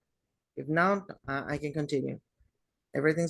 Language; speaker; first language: English; non-native, fluent; Spanish